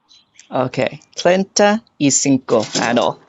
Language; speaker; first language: Spanish; non-native, learner; English